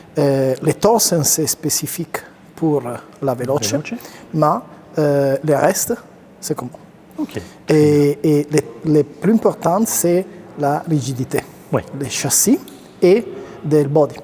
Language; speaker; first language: French; non-native, learner; Italian